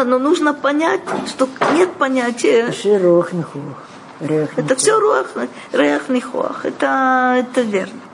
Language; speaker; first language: Russian; native; Russian